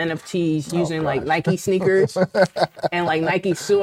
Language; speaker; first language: English; native; English